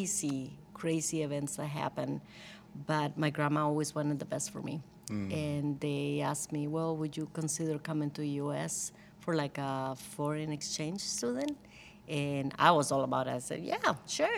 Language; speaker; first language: English; non-native, fluent; Spanish